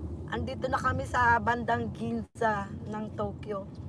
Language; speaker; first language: Filipino; non-native, local second language; Cebuano